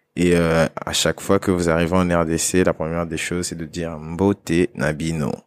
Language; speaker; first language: French; non-native, local second language; Lingala